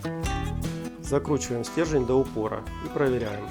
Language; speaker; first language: Russian; native; Russian